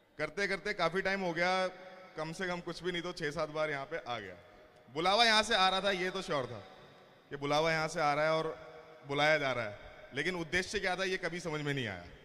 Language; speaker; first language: Hindi; native; Hindi